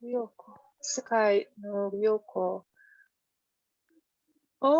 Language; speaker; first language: Japanese; non-native, learner; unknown